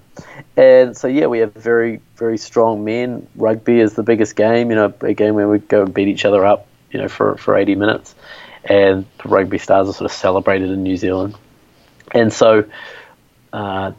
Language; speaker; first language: English; native; English